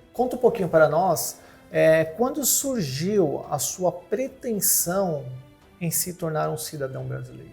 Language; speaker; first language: Portuguese; native; Portuguese